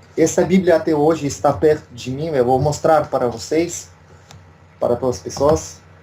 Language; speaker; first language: Portuguese; non-native, learner; Russian